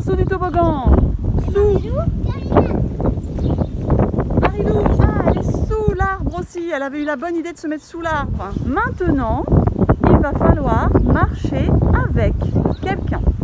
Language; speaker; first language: French; native; French